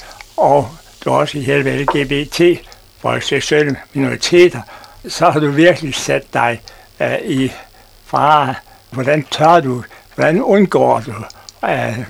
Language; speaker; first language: Danish; non-native, fluent; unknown